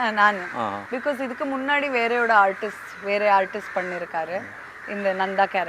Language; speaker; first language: Tamil; non-native, fluent; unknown